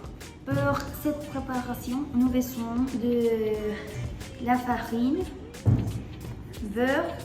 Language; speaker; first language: French; non-native, learner; Spanish